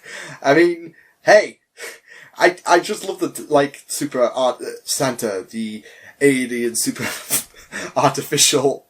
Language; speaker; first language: English; native; English